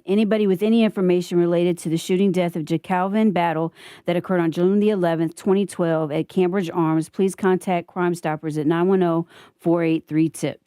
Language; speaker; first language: English; native; English